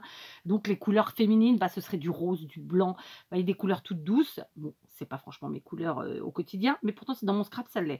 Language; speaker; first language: French; native; French